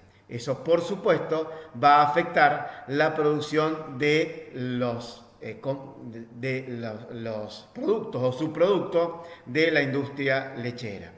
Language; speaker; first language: Spanish; native; Spanish